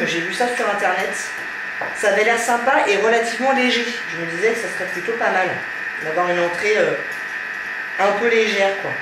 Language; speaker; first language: French; native; French